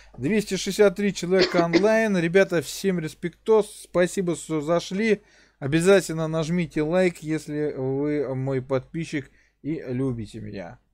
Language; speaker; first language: Russian; native; Russian